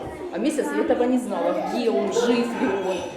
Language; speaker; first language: Russian; native; Russian